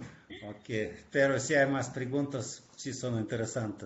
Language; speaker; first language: Spanish; non-native, fluent; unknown